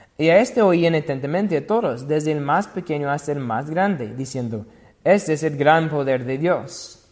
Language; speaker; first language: Spanish; non-native, fluent; English